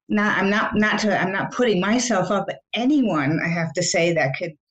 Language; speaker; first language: English; native; English